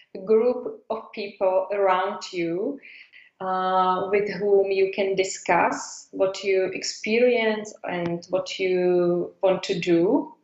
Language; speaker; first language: English; non-native, fluent; Czech